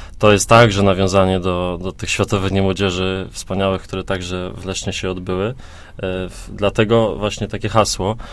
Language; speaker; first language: Polish; native; Polish